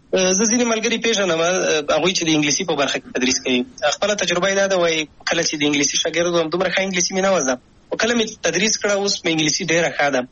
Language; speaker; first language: Pashto; native; Pashto